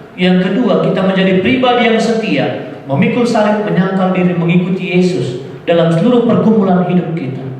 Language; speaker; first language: Indonesian; non-native, local second language; Batak Toba